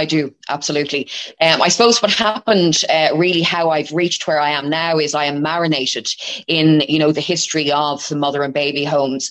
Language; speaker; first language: English; native; English